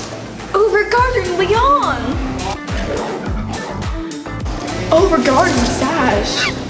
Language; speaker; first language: French; non-native, learner; English